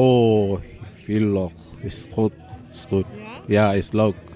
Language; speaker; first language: Dutch; non-native, learner; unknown